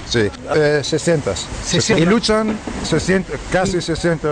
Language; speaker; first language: Spanish; non-native, fluent; Greek